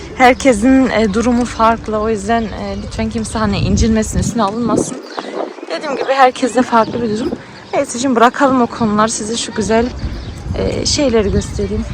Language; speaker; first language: Turkish; early bilingual, heritage; Turkish